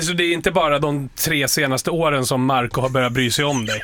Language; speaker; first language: Swedish; native; Swedish